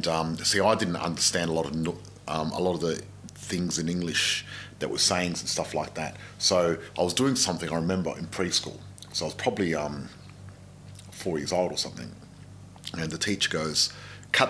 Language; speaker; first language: English; non-native, local second language; Macedonian